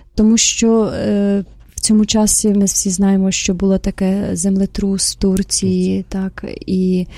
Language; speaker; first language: Ukrainian; native; Ukrainian